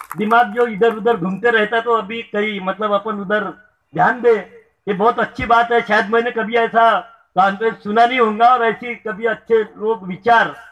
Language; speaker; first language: Hindi; native; Hindi